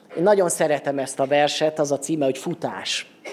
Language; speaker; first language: Hungarian; native; Hungarian